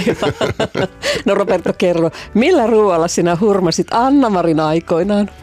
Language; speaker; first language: Finnish; native; Finnish